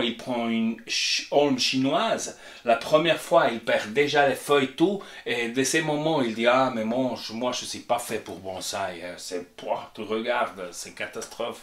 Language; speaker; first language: French; non-native, fluent; Spanish